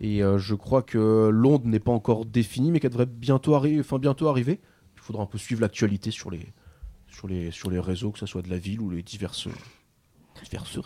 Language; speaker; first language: French; native; French